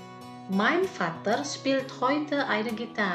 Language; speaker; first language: German; non-native, fluent; Indonesian